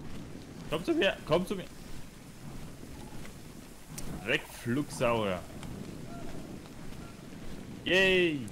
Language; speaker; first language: German; non-native, learner; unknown